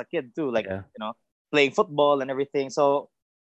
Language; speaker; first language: English; non-native, local second language; Cebuano